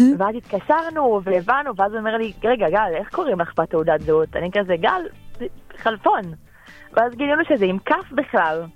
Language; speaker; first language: Hebrew; early bilingual, other home language; English